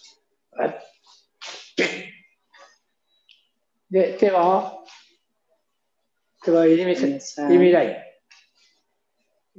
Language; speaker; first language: Japanese; native; Japanese